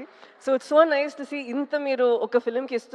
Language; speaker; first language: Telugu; non-native, local second language; Tamil